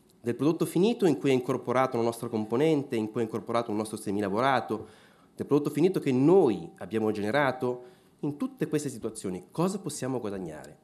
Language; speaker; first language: Italian; native; Italian